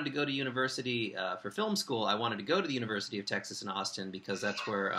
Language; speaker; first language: English; native; English